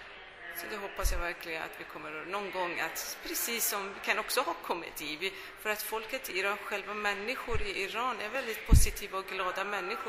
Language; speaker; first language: Swedish; non-native, fluent; Persian